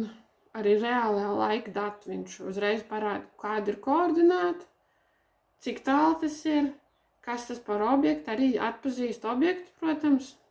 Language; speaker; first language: Latvian; native; Latvian